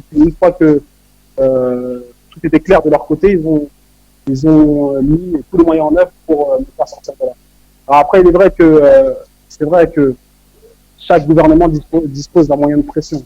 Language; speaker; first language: French; native; French